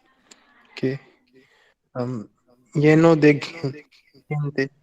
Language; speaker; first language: Spanish; non-native, learner; Hindi